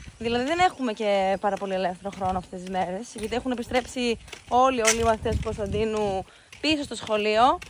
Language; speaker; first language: Greek; native; Greek